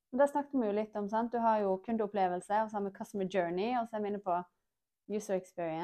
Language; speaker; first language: Norwegian; native; Norwegian